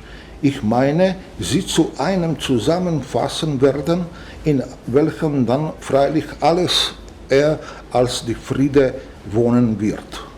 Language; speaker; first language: German; non-native, fluent; Slovenian